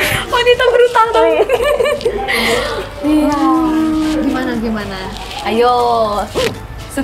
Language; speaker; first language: Indonesian; native; Indonesian